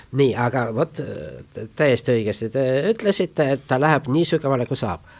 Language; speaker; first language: Estonian; non-native, local second language; Russian